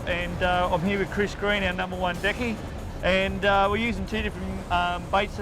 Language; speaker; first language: English; native; English